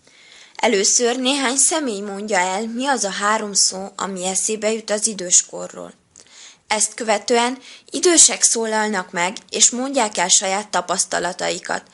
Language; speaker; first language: Hungarian; native; Hungarian